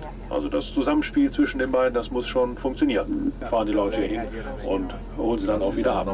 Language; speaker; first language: German; native; German